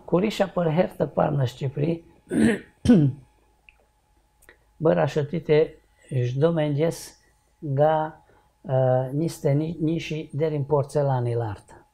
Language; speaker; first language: Albanian; non-native, learner; Hungarian